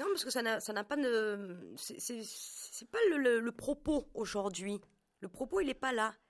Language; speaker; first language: French; native; French